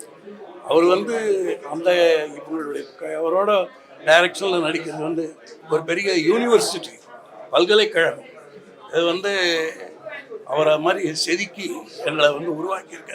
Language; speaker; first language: Tamil; native; Tamil